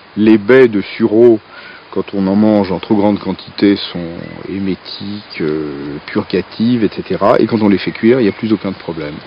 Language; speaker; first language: French; native; French